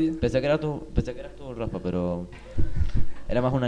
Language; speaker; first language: Spanish; native; Spanish